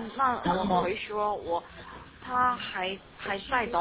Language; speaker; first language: Chinese; non-native, learner; Korean